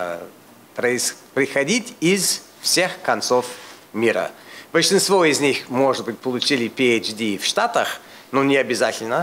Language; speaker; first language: Russian; non-native, fluent; English